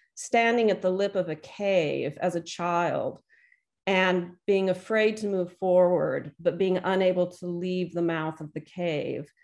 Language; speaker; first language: English; native; English